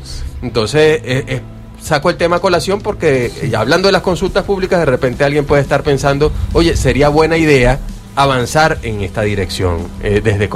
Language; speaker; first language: Spanish; native; Spanish